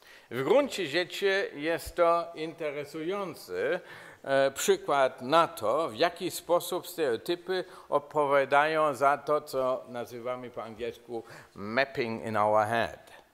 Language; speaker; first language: Polish; non-native, fluent; German